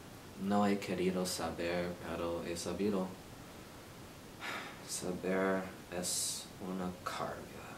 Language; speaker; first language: Spanish; non-native, learner; English